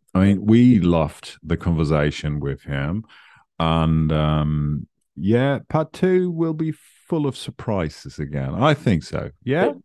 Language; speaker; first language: English; non-native, fluent; German